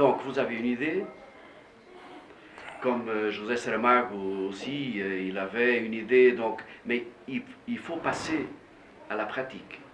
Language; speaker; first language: French; non-native, fluent; Portuguese